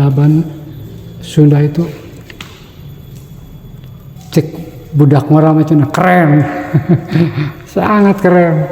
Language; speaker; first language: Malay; non-native, local second language; Sundanese